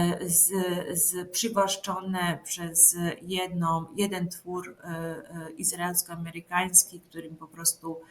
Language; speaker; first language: Polish; non-native, fluent; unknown